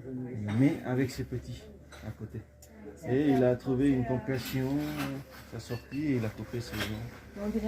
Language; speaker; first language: French; non-native, fluent; Nepali